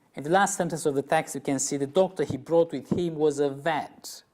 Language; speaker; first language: English; non-native, fluent; Romanian